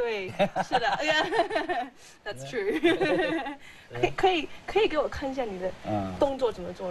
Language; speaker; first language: Chinese; non-native, fluent; English